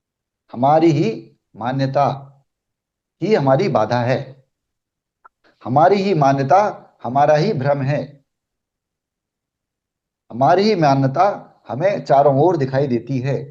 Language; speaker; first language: Hindi; native; Hindi